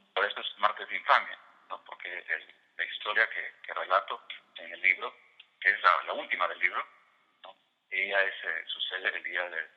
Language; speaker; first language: Spanish; native; Spanish